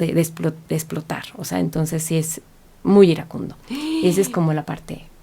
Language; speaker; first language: Spanish; native; Spanish